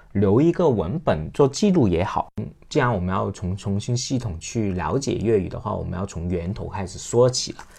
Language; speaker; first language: Chinese; non-native, local second language; Cantonese